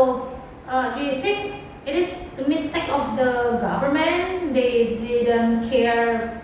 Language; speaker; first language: English; non-native, learner; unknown